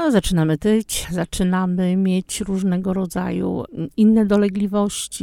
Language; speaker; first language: Polish; native; Polish